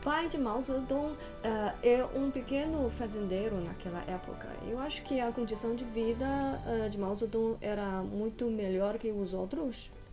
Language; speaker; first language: Portuguese; non-native, fluent; Chinese